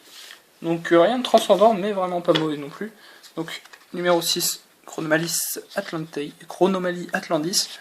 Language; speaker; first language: French; native; French